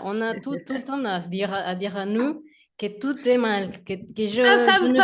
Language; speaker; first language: French; non-native, learner; Spanish